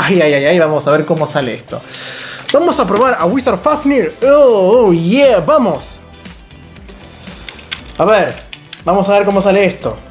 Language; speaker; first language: Spanish; native; Spanish